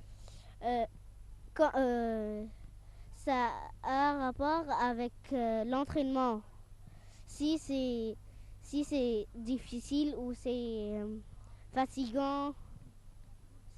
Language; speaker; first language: French; non-native, local second language; Arabic